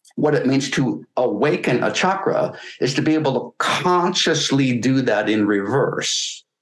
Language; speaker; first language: English; native; English